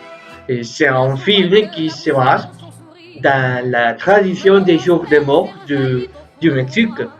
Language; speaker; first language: French; non-native, learner; Spanish